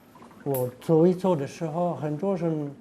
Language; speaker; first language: Chinese; non-native, learner; French